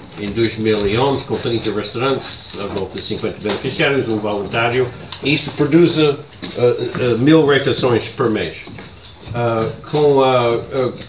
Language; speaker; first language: Portuguese; non-native, learner; English